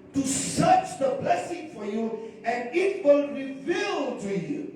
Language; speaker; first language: English; non-native, local second language; Tamil